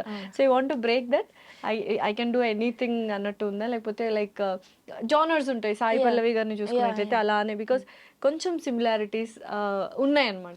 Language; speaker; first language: Telugu; native; Telugu